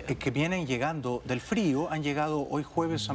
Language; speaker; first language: Spanish; native; Spanish